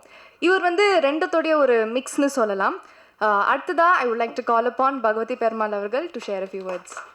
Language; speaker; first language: Tamil; native; Tamil